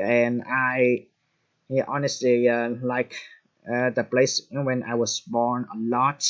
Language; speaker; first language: English; non-native, fluent; Vietnamese